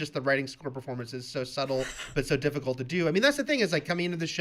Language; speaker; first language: English; native; English